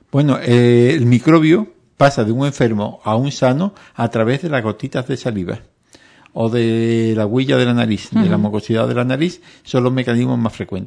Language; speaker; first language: Spanish; native; Spanish